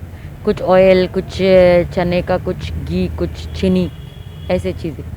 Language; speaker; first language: Hindi; non-native, fluent; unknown